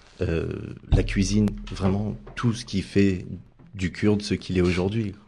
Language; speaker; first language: French; native; French